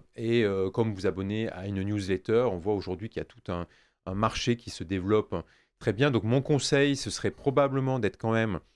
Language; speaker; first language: French; native; French